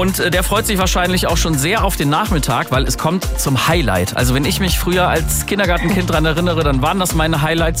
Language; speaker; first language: German; native; German